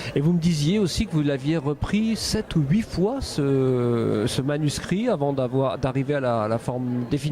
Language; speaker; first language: French; native; French